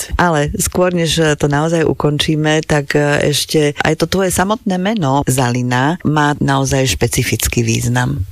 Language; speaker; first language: Slovak; native; Slovak